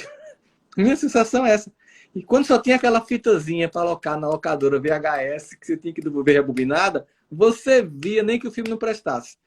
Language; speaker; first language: Portuguese; native; Portuguese